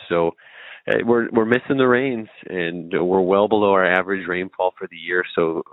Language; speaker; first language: English; native; English